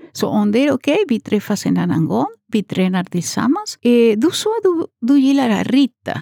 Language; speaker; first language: Swedish; non-native, fluent; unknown